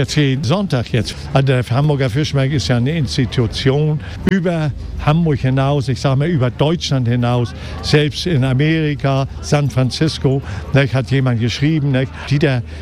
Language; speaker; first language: German; native; German